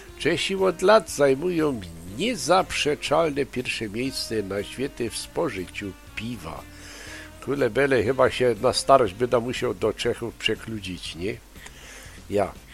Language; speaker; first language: Polish; native; Polish